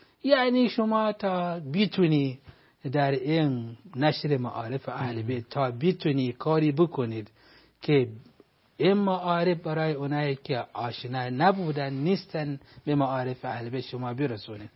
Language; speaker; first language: Persian; non-native, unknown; Hausa